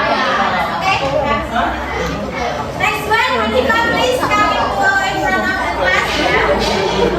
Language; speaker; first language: English; non-native, learner; Indonesian